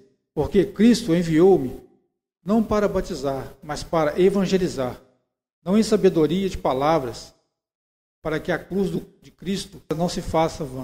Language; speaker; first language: Portuguese; native; Portuguese